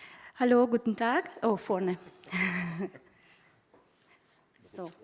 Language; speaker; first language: German; non-native, fluent; Romanian